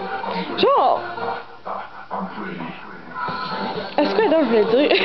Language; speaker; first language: French; native; French